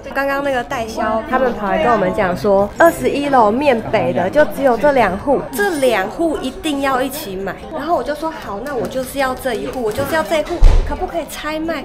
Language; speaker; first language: Chinese; native; Chinese